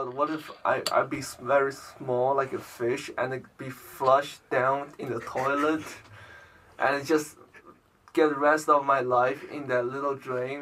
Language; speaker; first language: English; non-native, learner; Chinese